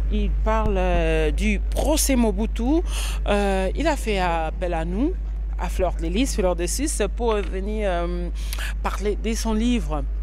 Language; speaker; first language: French; non-native, local second language; Lingala